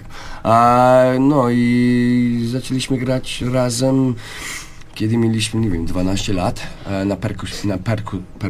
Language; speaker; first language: Polish; non-native, learner; English